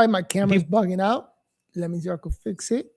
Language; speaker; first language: English; native; English